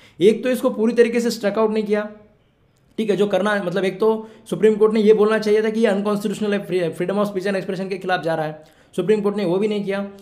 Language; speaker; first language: Hindi; non-native, local second language; Marathi